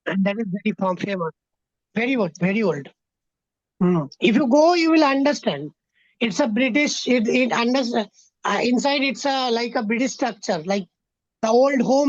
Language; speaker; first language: English; non-native, fluent; Bangla